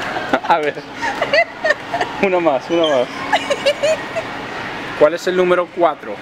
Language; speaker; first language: Spanish; early bilingual, heritage; Spanish